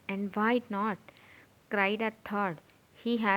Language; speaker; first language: English; non-native, local second language; Gujarati